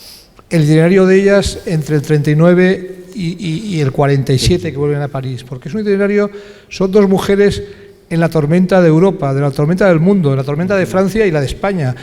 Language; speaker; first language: Spanish; native; Spanish